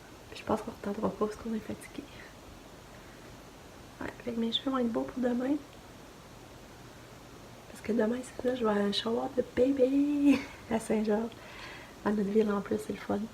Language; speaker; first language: French; native; French